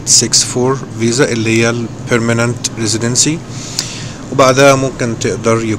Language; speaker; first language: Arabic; native; Arabic